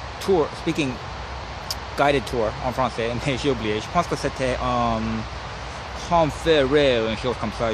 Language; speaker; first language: French; non-native, learner; English